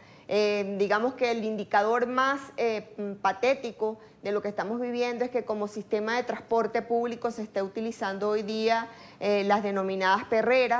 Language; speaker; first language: Spanish; native; Spanish